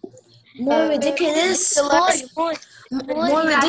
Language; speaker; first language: English; non-native, learner; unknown